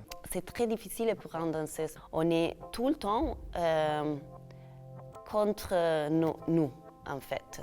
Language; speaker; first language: French; non-native, fluent; Portuguese